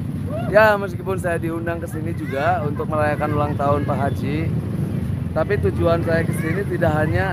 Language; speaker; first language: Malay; non-native, local second language; Sundanese